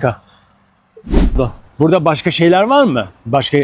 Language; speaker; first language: Turkish; native; Turkish